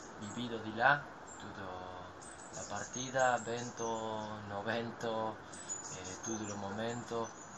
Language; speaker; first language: Italian; non-native, learner; Spanish